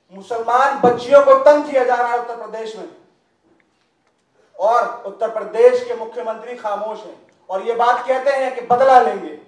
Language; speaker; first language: Hindi; native; Hindi